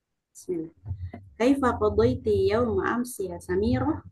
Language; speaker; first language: Arabic; non-native, learner; Indonesian